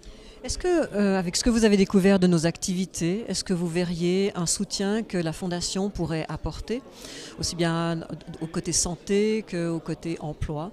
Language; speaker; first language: French; native; French